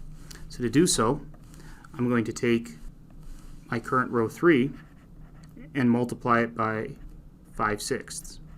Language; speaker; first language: English; native; English